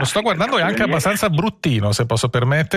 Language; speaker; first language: Italian; native; Italian